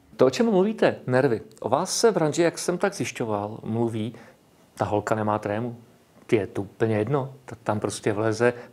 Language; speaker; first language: Czech; native; Czech